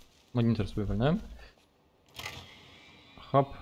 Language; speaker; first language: Polish; native; Polish